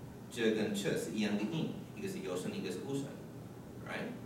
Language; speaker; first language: Chinese; non-native, learner; English